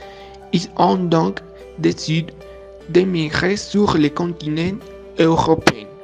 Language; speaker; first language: French; non-native, learner; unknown